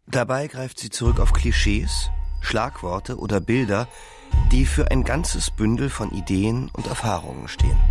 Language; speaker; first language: German; native; German